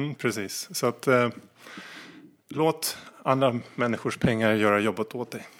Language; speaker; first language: Swedish; native; Swedish